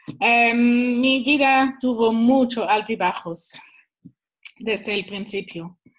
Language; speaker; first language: Spanish; non-native, learner; Swiss German